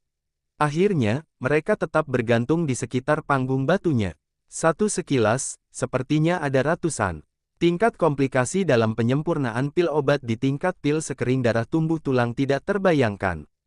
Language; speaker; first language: Indonesian; native; Indonesian